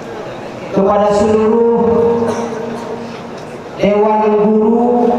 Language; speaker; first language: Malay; non-native, local second language; Achinese